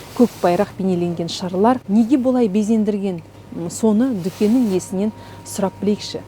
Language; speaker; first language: Kazakh; native; Kazakh